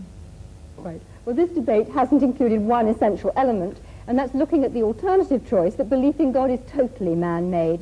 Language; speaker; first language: English; native; English